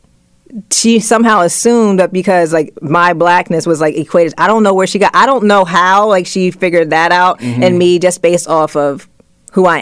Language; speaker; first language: English; native; English